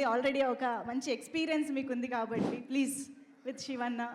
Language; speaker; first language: Telugu; native; Telugu